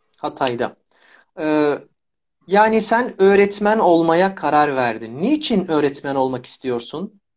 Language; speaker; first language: Turkish; native; Turkish